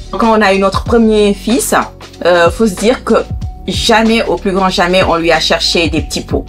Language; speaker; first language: French; non-native, local second language; Wolof